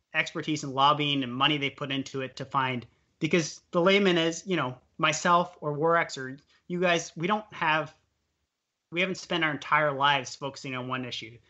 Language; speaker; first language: English; native; English